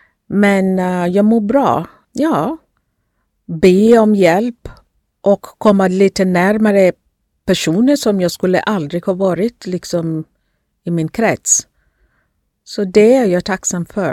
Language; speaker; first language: Swedish; non-native, fluent; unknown